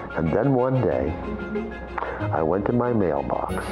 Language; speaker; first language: English; native; English